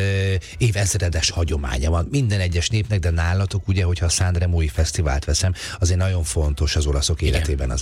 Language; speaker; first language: Hungarian; native; Hungarian